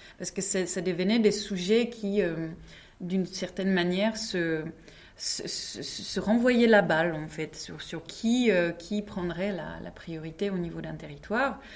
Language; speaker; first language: French; non-native, fluent; Czech